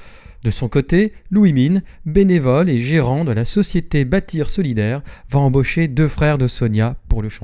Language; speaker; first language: French; native; French